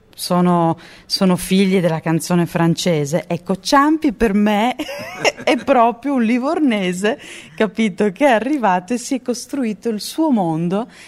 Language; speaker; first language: Italian; non-native, fluent; Portuguese